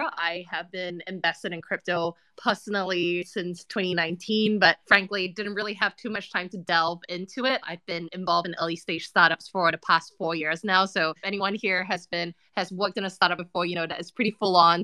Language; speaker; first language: English; native; English